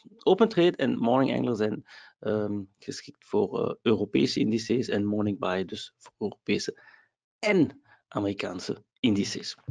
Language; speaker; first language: Dutch; non-native, local second language; German